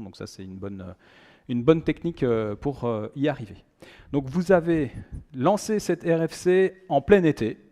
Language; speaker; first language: French; native; French